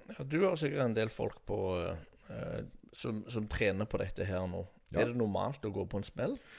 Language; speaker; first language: Norwegian; native; Norwegian